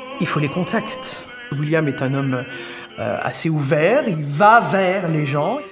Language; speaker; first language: French; native; French